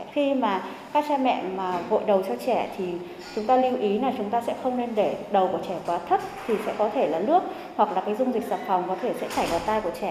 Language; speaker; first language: Vietnamese; native; Vietnamese